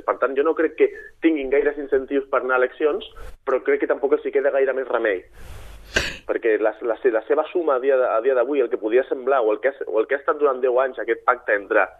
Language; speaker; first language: Catalan; native; Catalan